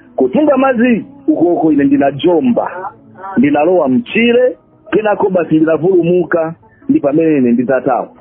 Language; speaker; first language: Nyanja; non-native, fluent; Swahili